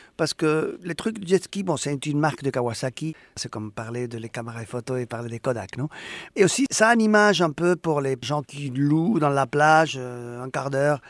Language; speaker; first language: French; non-native, fluent; Spanish